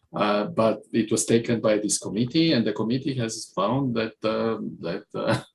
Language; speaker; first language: English; non-native, fluent; Romanian